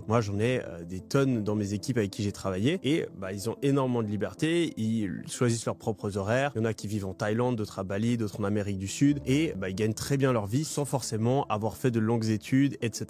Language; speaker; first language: French; native; French